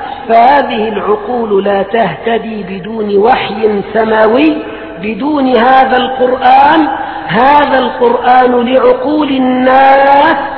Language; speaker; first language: Arabic; native; Arabic